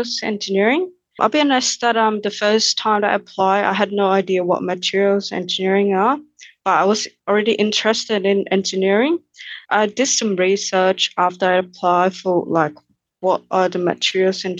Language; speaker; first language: English; non-native, fluent; Thai